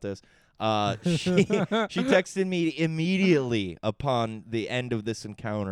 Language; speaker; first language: English; native; English